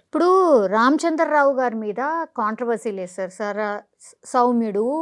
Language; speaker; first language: Telugu; native; Telugu